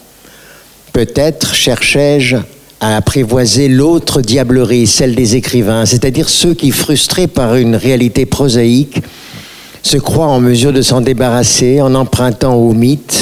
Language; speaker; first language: French; native; French